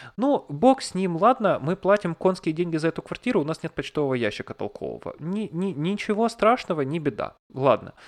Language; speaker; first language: Russian; native; Russian